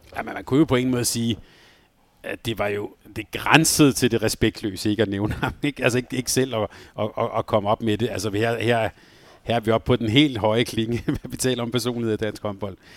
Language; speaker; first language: Danish; native; Danish